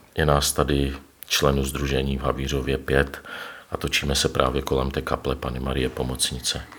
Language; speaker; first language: Czech; native; Czech